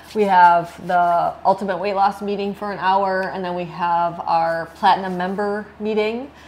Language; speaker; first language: English; native; English